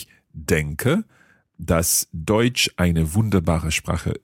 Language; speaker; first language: German; non-native, fluent; English